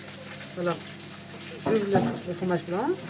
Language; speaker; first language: French; native; French